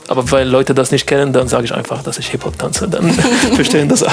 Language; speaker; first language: German; non-native, fluent; Arabic